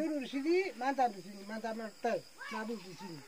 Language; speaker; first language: Indonesian; non-native, local second language; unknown